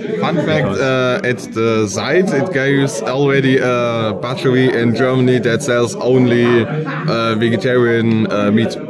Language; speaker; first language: English; non-native, learner; German